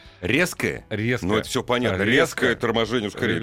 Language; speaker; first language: Russian; native; Russian